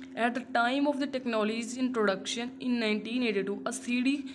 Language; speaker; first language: English; non-native, local second language; Urdu